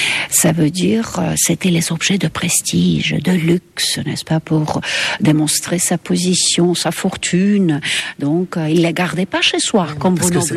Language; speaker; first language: French; non-native, fluent; Estonian